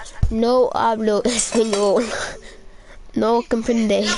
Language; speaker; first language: Spanish; non-native, learner; English